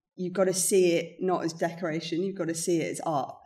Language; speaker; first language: English; native; English